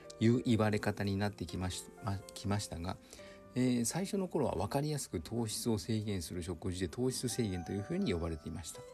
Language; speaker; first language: Japanese; native; Japanese